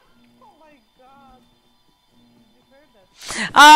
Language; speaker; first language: English; non-native, fluent; Polish